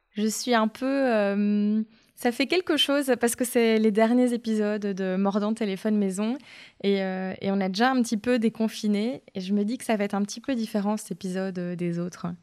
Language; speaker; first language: French; native; French